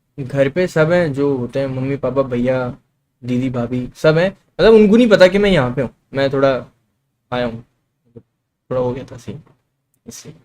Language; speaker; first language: Hindi; native; Hindi